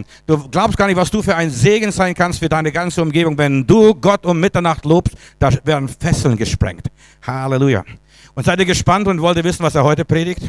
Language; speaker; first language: German; native; German